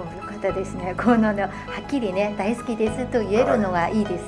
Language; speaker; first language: Japanese; non-native, fluent; Chinese